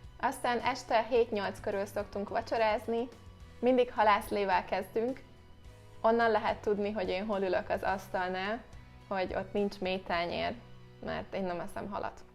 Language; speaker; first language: Hungarian; native; Hungarian